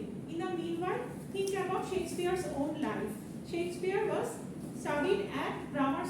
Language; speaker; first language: English; non-native, local second language; Bangla